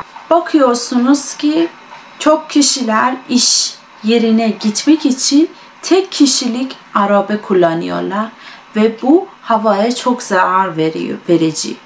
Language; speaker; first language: Turkish; non-native, fluent; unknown